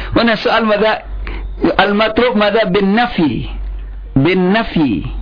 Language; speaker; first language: Arabic; non-native, fluent; Indonesian